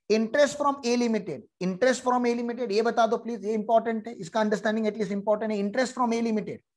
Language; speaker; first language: Hindi; non-native, local second language; Marathi